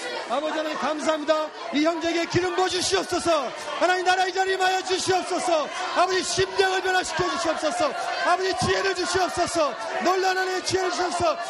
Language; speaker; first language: Korean; early bilingual, heritage; Korean